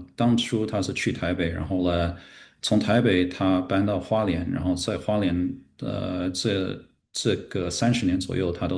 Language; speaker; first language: Chinese; non-native, fluent; English